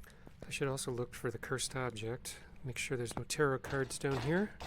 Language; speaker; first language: English; native; English